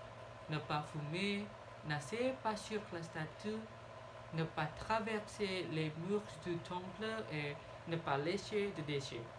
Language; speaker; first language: French; non-native, learner; Indonesian